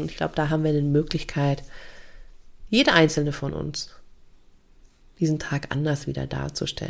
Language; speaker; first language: German; native; German